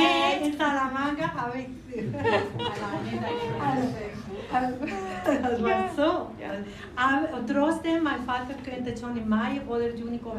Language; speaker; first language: German; non-native, learner; Spanish